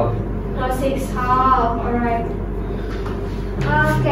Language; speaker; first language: English; non-native, learner; Indonesian